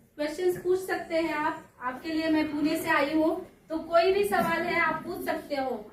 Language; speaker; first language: Hindi; non-native, local second language; Marathi